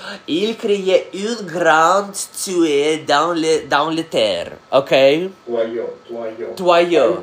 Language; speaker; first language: French; non-native, learner; Russian